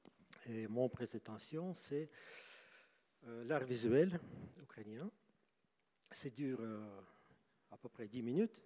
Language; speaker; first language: French; non-native, learner; Ukrainian